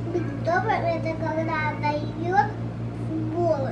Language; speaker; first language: Russian; early bilingual, heritage; Russian